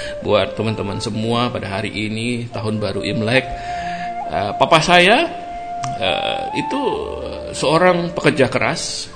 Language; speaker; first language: Indonesian; native; Indonesian